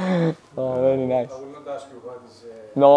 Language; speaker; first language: English; non-native, learner; Spanish